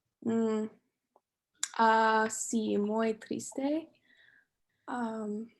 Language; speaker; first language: Spanish; non-native, learner; English